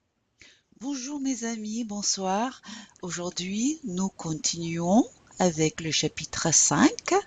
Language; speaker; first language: French; non-native, fluent; English